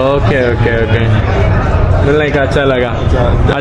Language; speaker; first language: Hindi; non-native, local second language; Malayalam